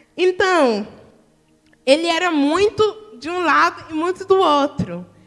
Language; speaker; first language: Portuguese; early bilingual, heritage; Portuguese